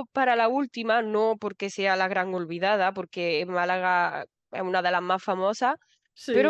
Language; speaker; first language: Spanish; native; Spanish